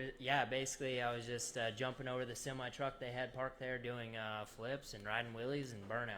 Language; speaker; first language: English; native; English